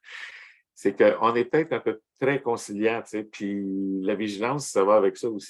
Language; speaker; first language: French; native; French